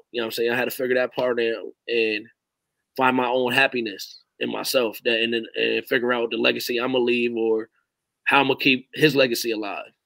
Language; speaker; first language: English; native; English